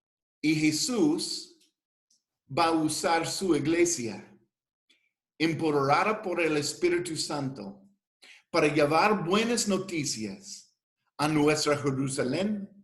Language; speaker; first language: Spanish; non-native, fluent; English